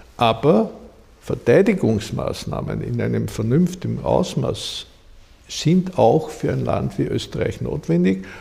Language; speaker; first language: German; native; German